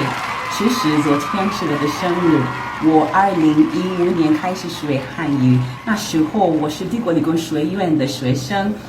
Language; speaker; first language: Chinese; non-native, learner; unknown